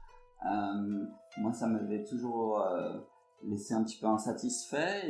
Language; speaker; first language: French; native; French